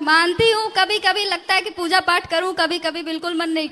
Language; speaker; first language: Hindi; native; Hindi